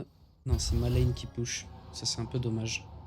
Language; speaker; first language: French; native; French